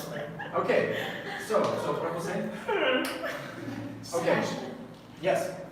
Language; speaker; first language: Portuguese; non-native, fluent; English